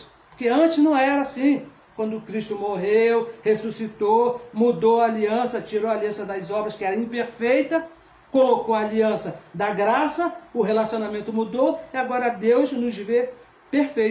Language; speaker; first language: Portuguese; native; Portuguese